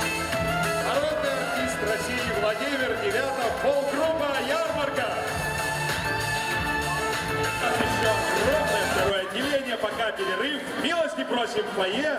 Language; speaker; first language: Russian; native; Russian